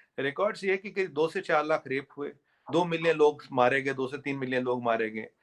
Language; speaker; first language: Hindi; native; Hindi